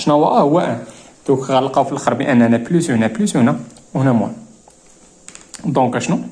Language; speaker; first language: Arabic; native; Arabic